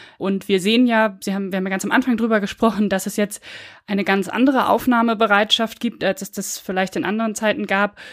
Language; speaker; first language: German; native; German